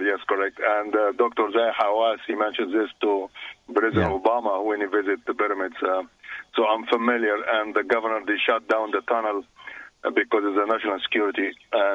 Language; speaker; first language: English; non-native, fluent; Arabic